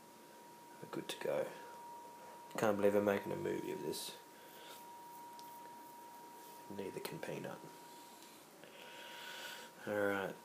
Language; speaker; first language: English; native; English